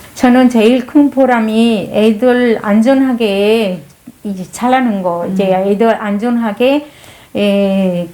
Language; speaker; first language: Korean; non-native, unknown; Spanish